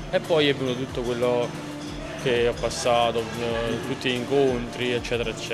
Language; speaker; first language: Italian; native; Italian